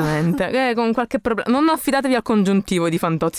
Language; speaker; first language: Italian; native; Italian